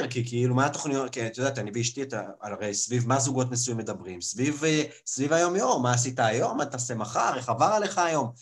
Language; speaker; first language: Hebrew; early bilingual, other home language; Russian